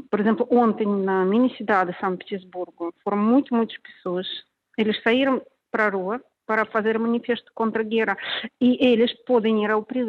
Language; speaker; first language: Portuguese; non-native, learner; Russian